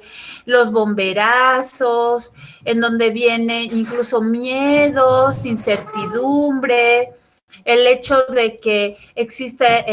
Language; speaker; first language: Spanish; native; Spanish